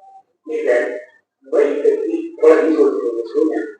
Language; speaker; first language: Arabic; non-native, learner; Indonesian